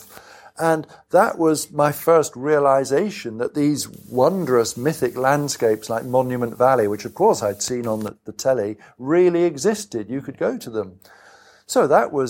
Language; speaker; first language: English; native; English